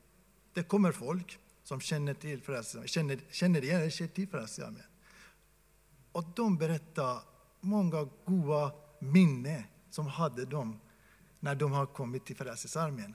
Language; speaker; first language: Swedish; non-native, fluent; Persian